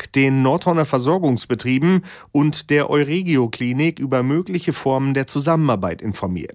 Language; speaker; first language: German; native; German